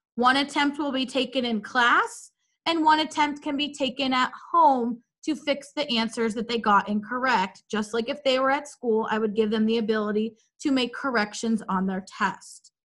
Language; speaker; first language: English; native; English